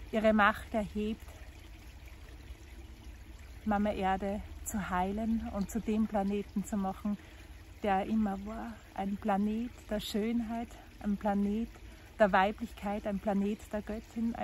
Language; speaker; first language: German; native; German